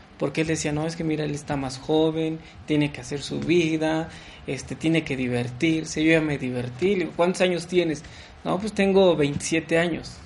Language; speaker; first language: Spanish; early bilingual, heritage; French